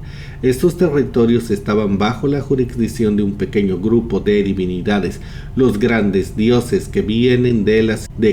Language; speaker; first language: Spanish; native; Spanish